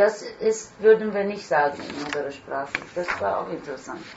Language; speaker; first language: German; non-native, fluent; Turkish